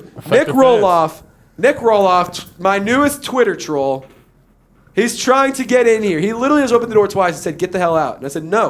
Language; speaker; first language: English; native; English